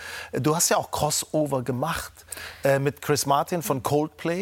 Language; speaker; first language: German; native; German